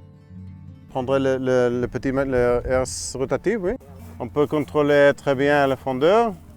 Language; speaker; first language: French; non-native, fluent; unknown